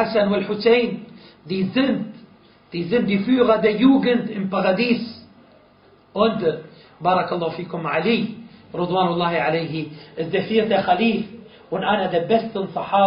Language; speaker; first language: German; non-native, fluent; Arabic